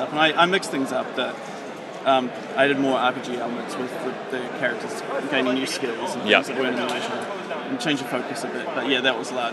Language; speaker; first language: English; native; English